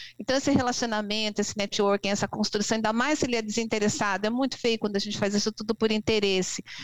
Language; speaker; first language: Portuguese; native; Portuguese